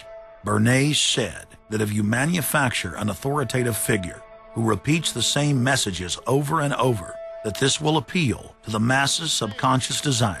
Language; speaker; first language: English; native; English